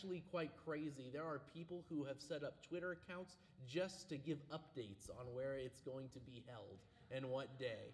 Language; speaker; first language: English; native; English